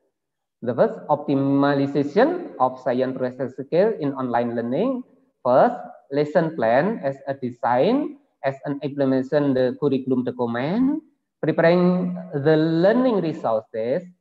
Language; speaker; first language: English; non-native, learner; Indonesian